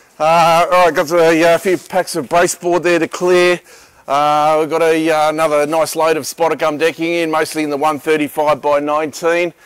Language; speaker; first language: English; native; English